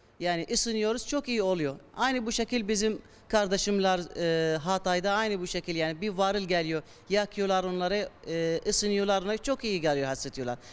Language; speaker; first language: Turkish; non-native, learner; Arabic